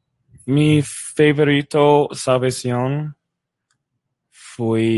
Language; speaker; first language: Spanish; non-native, learner; English